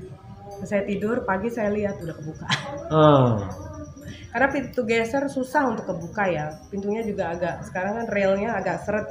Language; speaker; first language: Indonesian; native; Indonesian